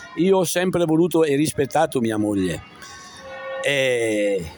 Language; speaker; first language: Italian; native; Italian